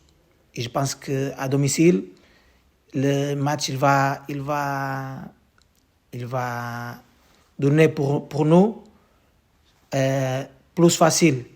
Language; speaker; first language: French; non-native, learner; Portuguese